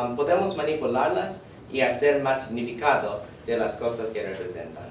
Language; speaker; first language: Spanish; non-native, learner; English